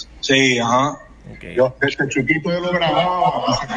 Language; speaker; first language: Spanish; early bilingual, heritage; English